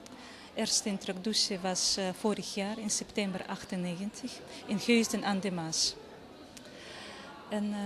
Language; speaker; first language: Dutch; non-native, fluent; Russian